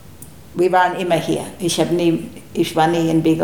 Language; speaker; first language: German; early bilingual, heritage; German